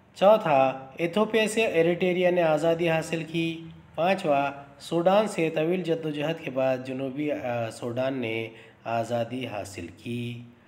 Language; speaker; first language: Urdu; native; Urdu